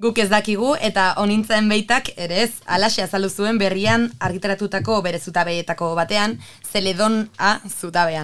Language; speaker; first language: Basque; native; Basque